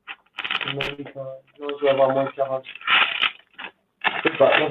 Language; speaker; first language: French; native; French